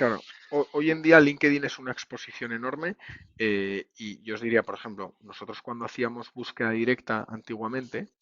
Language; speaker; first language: Spanish; native; Spanish